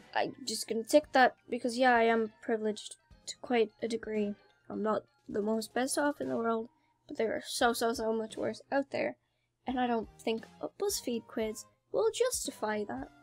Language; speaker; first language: English; native; English